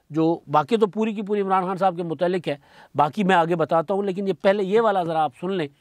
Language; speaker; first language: Urdu; non-native, local second language; Sindhi